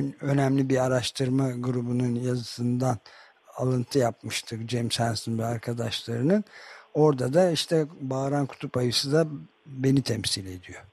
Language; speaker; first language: Turkish; native; Turkish